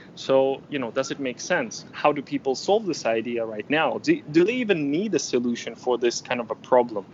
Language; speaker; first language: English; non-native, fluent; Ukrainian